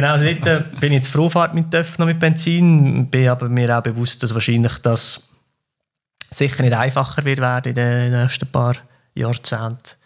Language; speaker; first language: German; native; German